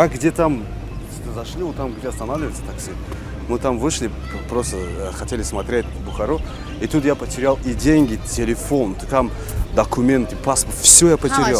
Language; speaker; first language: Russian; non-native, local second language; Tajik